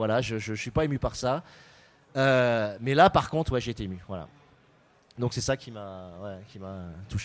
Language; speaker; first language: French; native; French